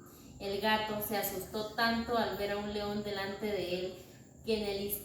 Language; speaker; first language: Spanish; native; Spanish